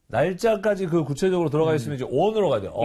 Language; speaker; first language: Korean; native; Korean